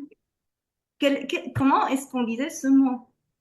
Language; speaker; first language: French; non-native, fluent; Spanish